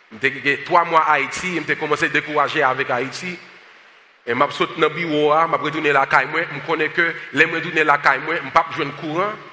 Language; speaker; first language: French; non-native, local second language; Haitian Creole